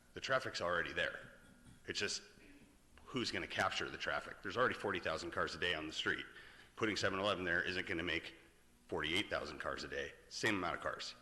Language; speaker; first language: English; native; English